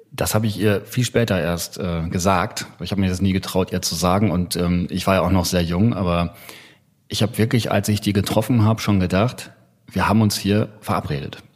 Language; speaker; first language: German; native; German